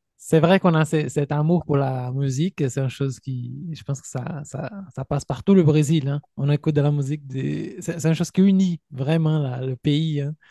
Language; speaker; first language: French; non-native, fluent; Portuguese